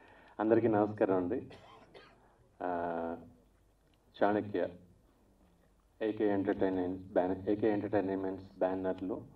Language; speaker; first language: Telugu; native; Telugu